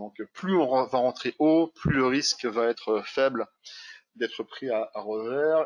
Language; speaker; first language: French; native; French